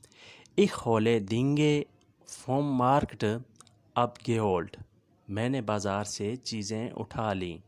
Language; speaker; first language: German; non-native, learner; Urdu